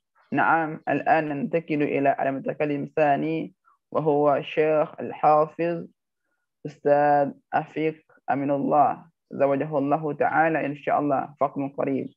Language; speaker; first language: Arabic; non-native, learner; Indonesian